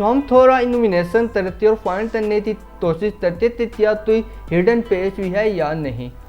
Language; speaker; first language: Urdu; non-native, local second language; Punjabi